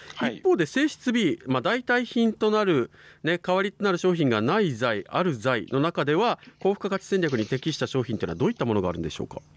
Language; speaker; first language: Japanese; native; Japanese